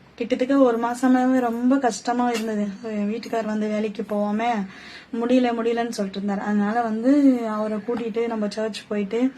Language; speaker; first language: Tamil; non-native, local second language; Urdu